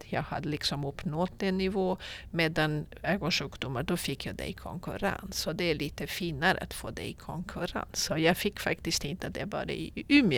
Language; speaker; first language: Swedish; non-native, fluent; Portuguese